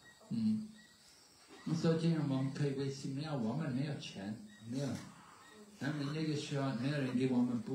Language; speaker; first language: Chinese; non-native, learner; English